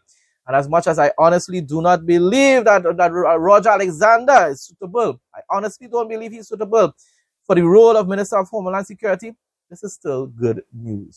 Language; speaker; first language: English; native; English